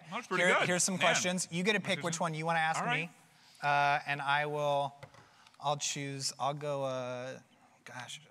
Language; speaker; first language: English; native; English